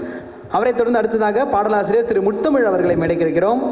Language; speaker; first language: Tamil; native; Tamil